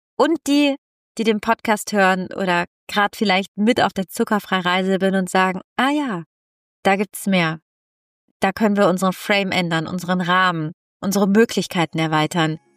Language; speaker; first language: German; non-native, fluent; Italian